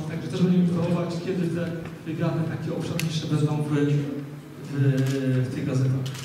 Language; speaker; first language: Polish; native; Polish